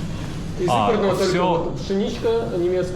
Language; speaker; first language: Russian; native; Russian